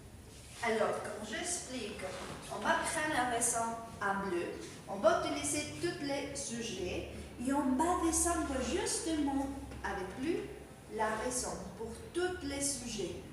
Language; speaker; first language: French; non-native, fluent; Spanish